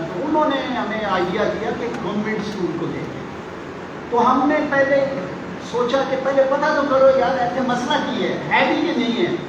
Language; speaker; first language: Urdu; non-native, local second language; Punjabi